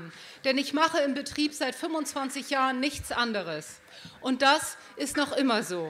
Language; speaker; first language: German; native; German